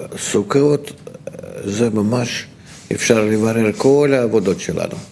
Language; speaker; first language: Hebrew; non-native, fluent; Russian